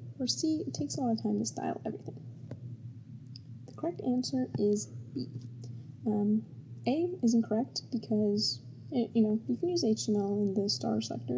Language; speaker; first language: English; native; English